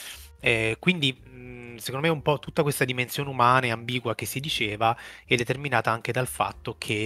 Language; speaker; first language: Italian; native; Italian